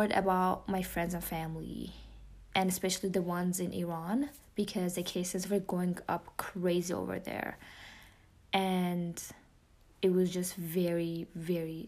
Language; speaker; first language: English; non-native, fluent; Persian